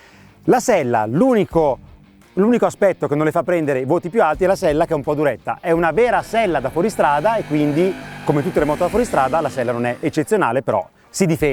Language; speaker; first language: Italian; native; Italian